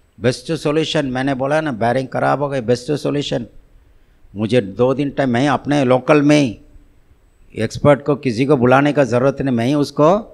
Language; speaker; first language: Hindi; non-native, local second language; Tamil